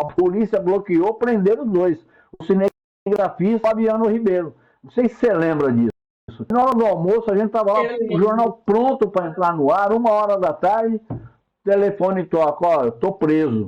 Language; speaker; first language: Portuguese; native; Portuguese